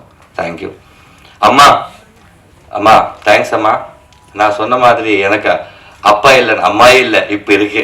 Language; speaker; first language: Tamil; non-native, learner; Telugu